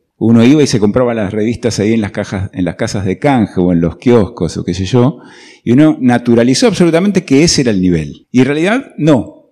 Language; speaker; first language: Spanish; native; Spanish